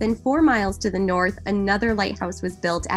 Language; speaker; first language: English; native; English